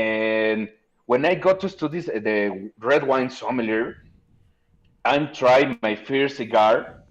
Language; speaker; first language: English; non-native, learner; Spanish